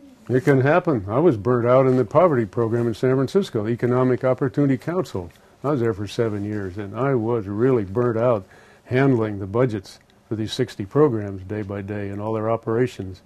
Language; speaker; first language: English; native; English